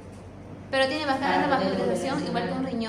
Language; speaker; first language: Spanish; native; Spanish